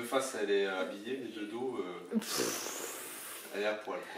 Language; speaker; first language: French; native; French